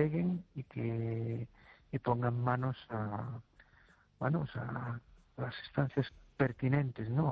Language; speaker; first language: Spanish; native; Spanish